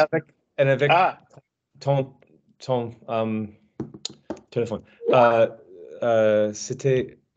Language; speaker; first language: French; non-native, learner; English